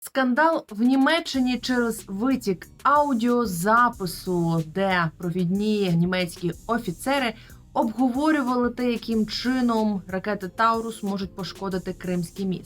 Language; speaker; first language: Ukrainian; native; Ukrainian